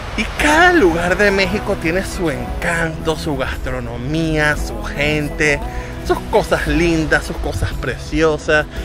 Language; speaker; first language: Spanish; native; Spanish